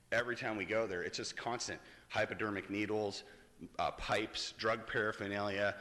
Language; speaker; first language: English; native; English